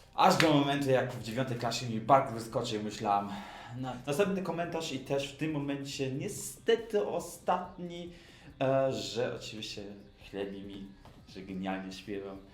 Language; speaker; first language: Polish; early bilingual, heritage; Polish